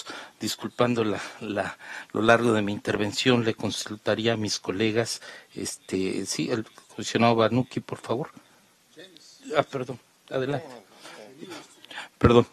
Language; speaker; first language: Spanish; native; Spanish